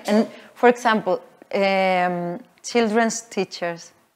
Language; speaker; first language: English; non-native, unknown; Spanish